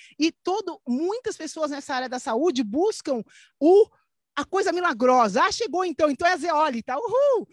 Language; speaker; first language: Portuguese; native; Portuguese